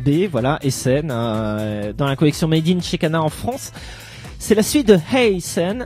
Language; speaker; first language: French; native; French